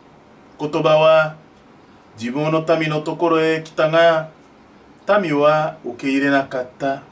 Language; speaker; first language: Japanese; non-native, fluent; French